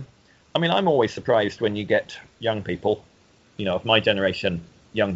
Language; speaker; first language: English; native; English